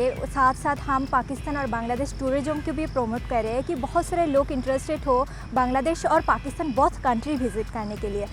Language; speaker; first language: Hindi; non-native, fluent; Bangla